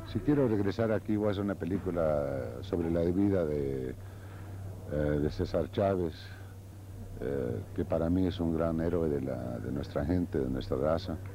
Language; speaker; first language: Spanish; early bilingual, other home language; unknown